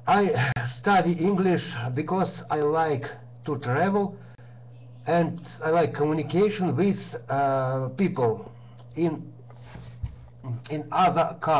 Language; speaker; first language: English; non-native, learner; Russian